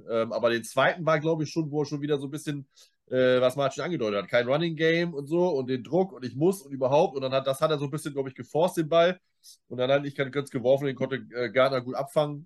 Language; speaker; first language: German; native; German